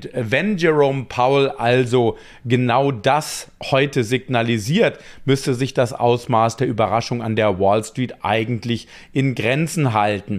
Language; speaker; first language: German; native; German